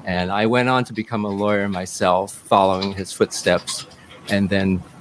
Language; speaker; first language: English; early bilingual, other home language; Cantonese